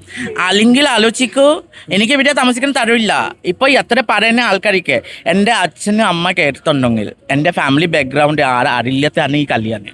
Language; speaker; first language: Malayalam; non-native, fluent; Assamese